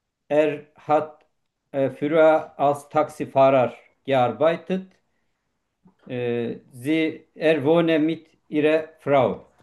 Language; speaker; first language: German; non-native, learner; Turkish